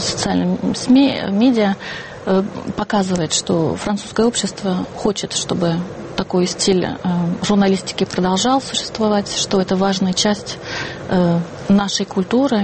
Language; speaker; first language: Russian; non-native, fluent; French